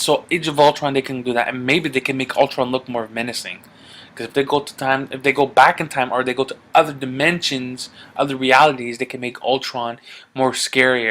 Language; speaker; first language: English; native; English